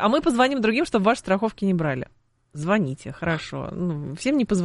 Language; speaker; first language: Russian; native; Russian